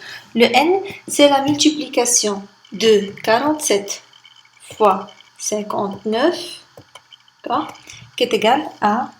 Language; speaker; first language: French; non-native, local second language; Arabic